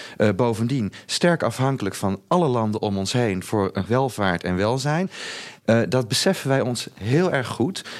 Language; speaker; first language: Dutch; native; Dutch